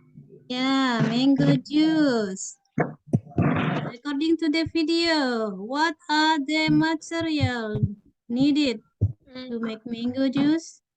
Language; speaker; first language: English; non-native, fluent; Indonesian